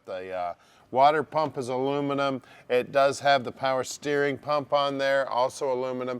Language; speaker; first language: English; native; English